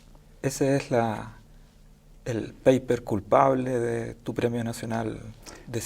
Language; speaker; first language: Spanish; native; Spanish